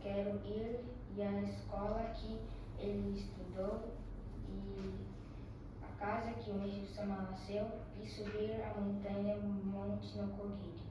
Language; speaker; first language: Portuguese; early bilingual, heritage; Portuguese